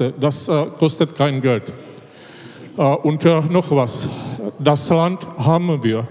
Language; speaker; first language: German; non-native, fluent; Czech